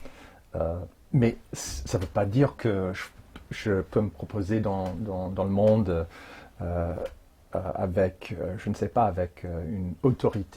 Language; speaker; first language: French; non-native, fluent; English